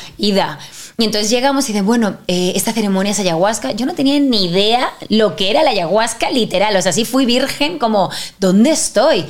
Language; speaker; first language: Spanish; native; Spanish